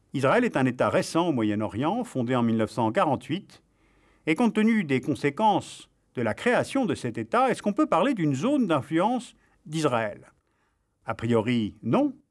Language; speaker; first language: French; native; French